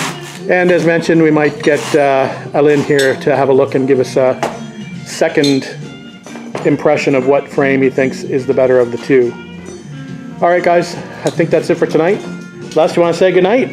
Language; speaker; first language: English; native; English